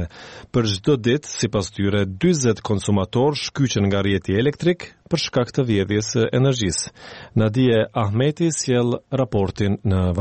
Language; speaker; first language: Albanian; native; Albanian